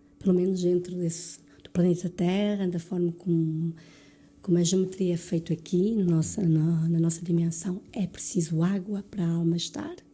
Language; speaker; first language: Portuguese; early bilingual, other home language; French